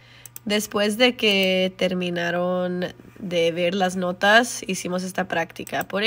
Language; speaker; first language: Spanish; early bilingual, heritage; Spanish